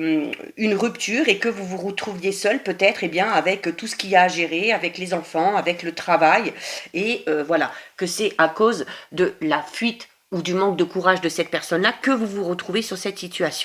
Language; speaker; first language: French; native; French